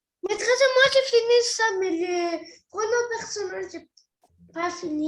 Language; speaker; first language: French; non-native, local second language; Arabic